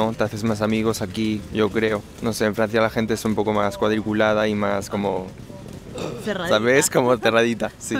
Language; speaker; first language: Spanish; non-native, fluent; French